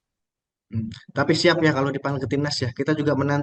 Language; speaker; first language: Indonesian; native; Indonesian